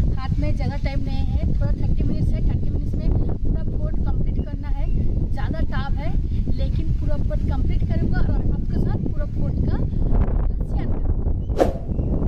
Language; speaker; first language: Hindi; non-native, local second language; Bangla